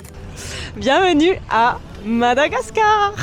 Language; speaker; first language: French; native; French